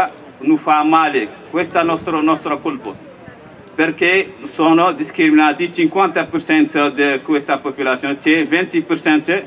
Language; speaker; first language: Italian; non-native, learner; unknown